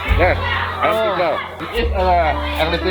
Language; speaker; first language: English; non-native, learner; Indonesian